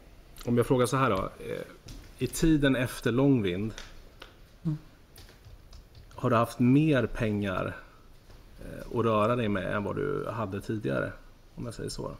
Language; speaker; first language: Swedish; native; Swedish